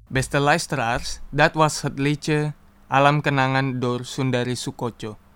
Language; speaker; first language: Dutch; non-native, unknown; Indonesian